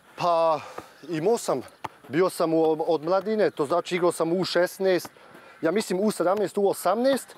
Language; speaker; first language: Croatian; early bilingual, heritage; Serbian